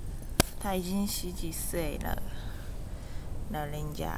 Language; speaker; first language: Chinese; early bilingual, heritage; Chinese